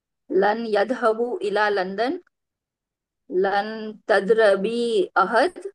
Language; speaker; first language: Arabic; non-native, learner; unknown